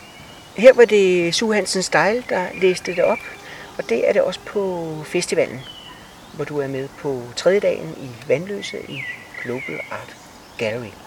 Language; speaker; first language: Danish; native; Danish